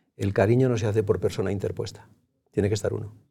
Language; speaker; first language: Spanish; native; Spanish